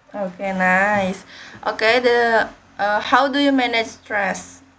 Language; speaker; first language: English; non-native, learner; Indonesian